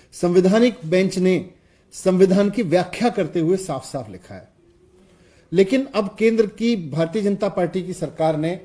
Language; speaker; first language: Hindi; native; Hindi